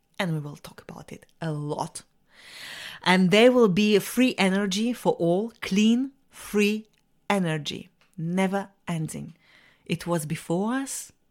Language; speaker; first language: English; non-native, fluent; Russian